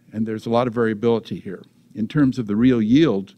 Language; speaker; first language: English; native; English